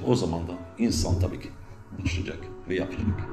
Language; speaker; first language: Turkish; non-native, learner; Arabic